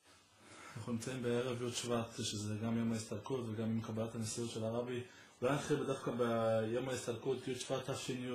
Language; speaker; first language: Hebrew; native; Hebrew